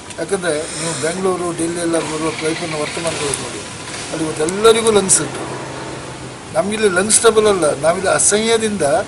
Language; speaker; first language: Kannada; native; Kannada